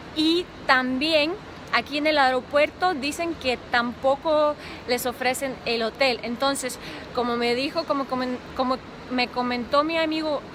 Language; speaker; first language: Spanish; non-native, fluent; Ukrainian